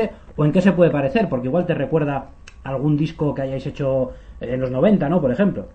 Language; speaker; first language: Spanish; native; Spanish